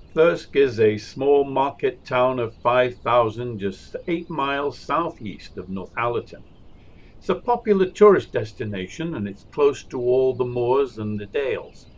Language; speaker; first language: English; native; English